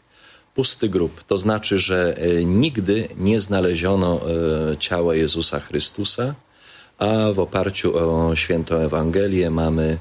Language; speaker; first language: Polish; native; Polish